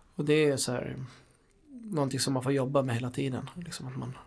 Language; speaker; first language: Swedish; native; Swedish